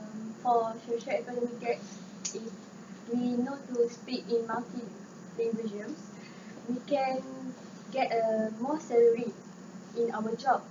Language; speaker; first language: English; non-native, learner; Malay